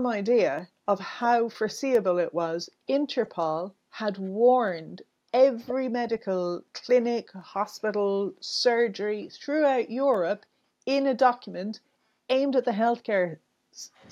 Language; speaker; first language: English; native; English